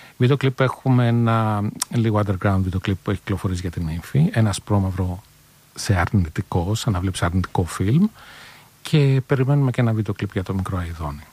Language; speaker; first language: Greek; native; Greek